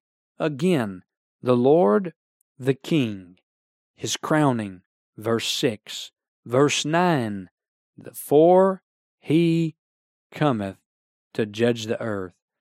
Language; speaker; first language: English; native; English